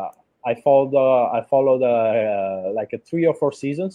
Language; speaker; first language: English; non-native, fluent; Italian